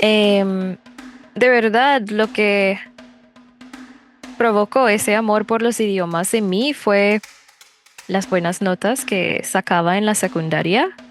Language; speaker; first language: Spanish; non-native, fluent; English